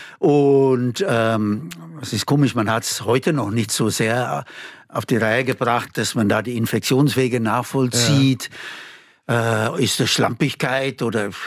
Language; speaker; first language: German; non-native, fluent; English